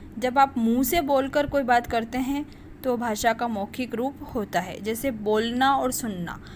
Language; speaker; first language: Hindi; native; Hindi